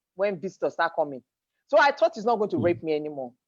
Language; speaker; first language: English; non-native, local second language; Yoruba